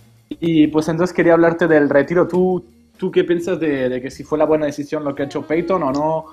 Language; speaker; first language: Spanish; non-native, fluent; French